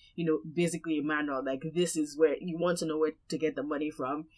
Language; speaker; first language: English; non-native, local second language; Yoruba